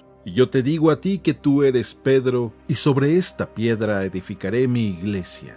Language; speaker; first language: Spanish; native; Spanish